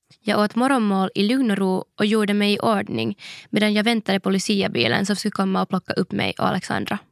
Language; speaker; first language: Swedish; native; Swedish